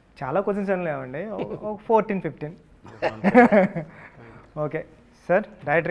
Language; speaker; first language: Telugu; native; Telugu